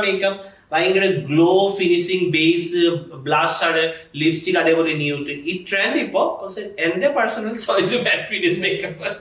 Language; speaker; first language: Malayalam; non-native, fluent; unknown